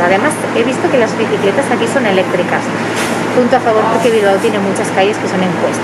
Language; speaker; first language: Spanish; native; Spanish